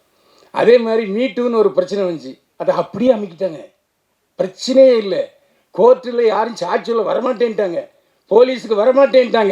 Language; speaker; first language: Tamil; native; Tamil